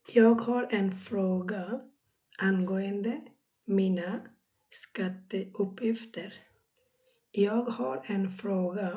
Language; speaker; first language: Swedish; non-native, learner; Bangla